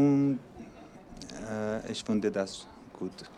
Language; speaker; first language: German; non-native, learner; Arabic